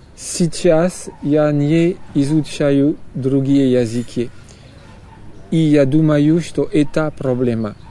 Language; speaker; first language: Russian; non-native, learner; French